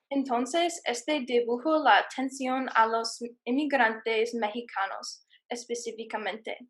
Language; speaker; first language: Spanish; non-native, learner; English